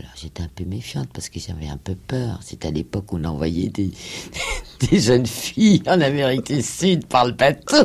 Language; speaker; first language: French; non-native, fluent; Danish